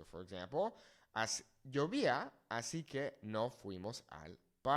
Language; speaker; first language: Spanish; non-native, fluent; English